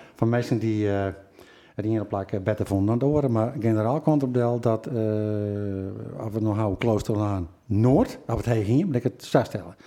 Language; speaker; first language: Dutch; non-native, local second language; Western Frisian